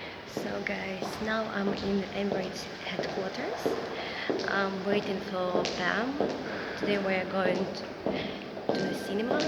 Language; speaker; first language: English; non-native, learner; Russian